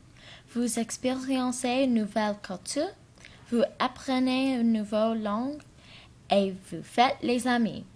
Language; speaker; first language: French; non-native, learner; English